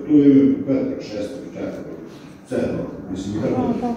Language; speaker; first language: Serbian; early bilingual, heritage; Serbian